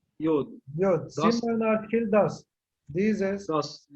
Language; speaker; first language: German; non-native, fluent; Turkish